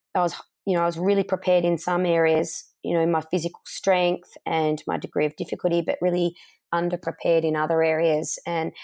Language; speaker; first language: English; native; English